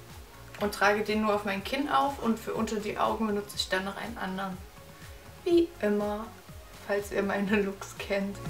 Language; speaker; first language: German; native; German